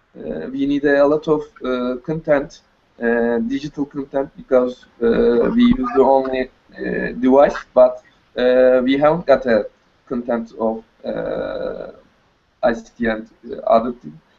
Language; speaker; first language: English; non-native, learner; Turkish